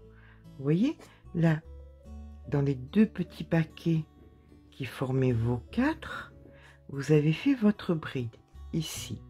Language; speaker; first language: French; native; French